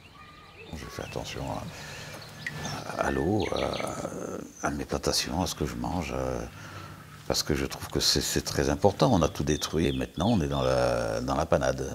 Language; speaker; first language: French; native; French